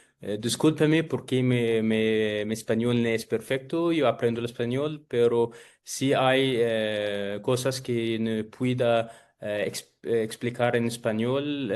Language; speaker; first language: Spanish; non-native, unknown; Arabic